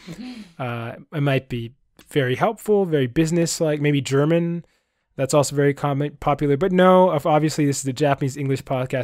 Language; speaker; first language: English; native; English